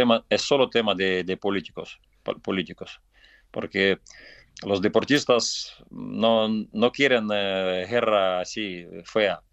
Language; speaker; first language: Spanish; non-native, fluent; Russian